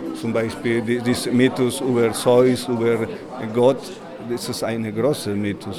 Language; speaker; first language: German; non-native, learner; Spanish